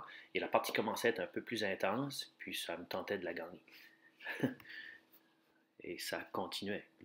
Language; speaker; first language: French; native; French